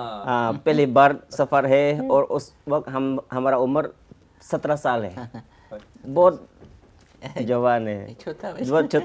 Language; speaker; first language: Hindi; non-native, fluent; Khmer